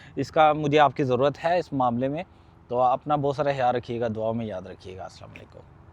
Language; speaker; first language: Urdu; non-native, local second language; Punjabi